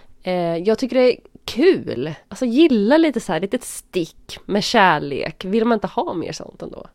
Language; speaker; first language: Swedish; native; Swedish